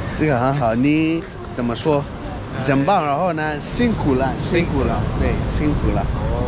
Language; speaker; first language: Chinese; non-native, fluent; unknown